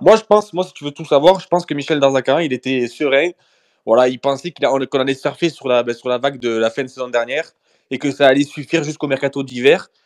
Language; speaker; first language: French; native; French